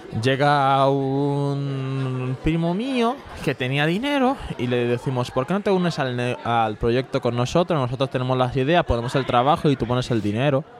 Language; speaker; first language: Spanish; early bilingual, other home language; Bangla